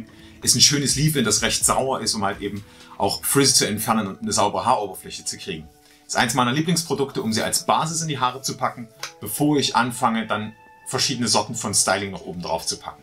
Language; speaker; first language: German; native; German